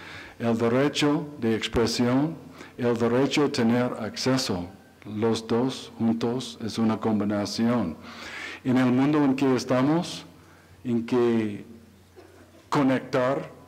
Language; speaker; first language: Spanish; non-native, learner; English